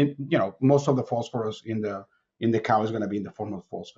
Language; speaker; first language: English; non-native, fluent; Spanish